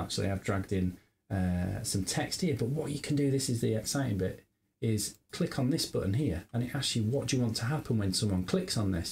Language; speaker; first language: English; native; English